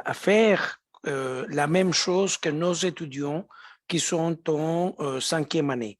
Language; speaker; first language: French; non-native, fluent; Spanish